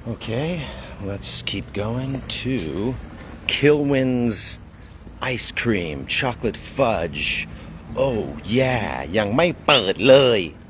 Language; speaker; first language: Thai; non-native, fluent; English